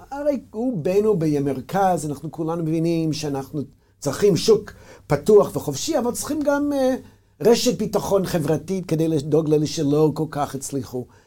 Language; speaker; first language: Hebrew; non-native, fluent; English